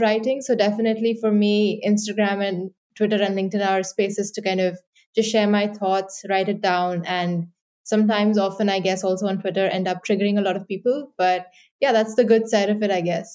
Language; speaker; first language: English; non-native, local second language; Hindi